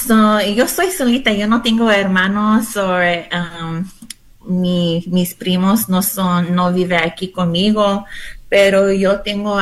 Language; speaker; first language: Spanish; non-native, learner; English